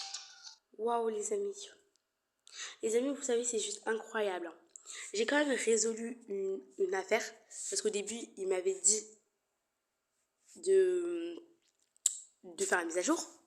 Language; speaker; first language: French; native; French